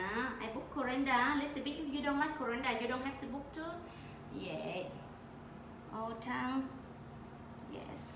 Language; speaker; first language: English; non-native, learner; Vietnamese